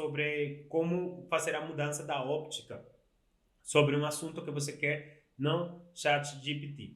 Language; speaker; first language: Portuguese; non-native, fluent; Spanish